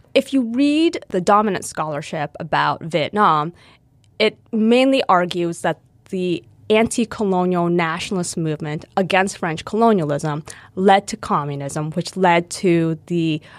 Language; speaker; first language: English; native; English